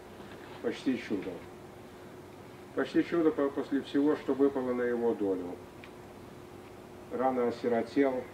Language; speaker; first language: Russian; native; Russian